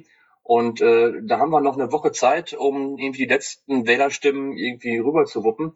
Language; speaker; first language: German; native; German